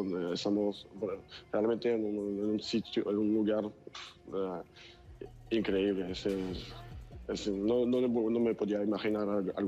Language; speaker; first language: Spanish; non-native, fluent; French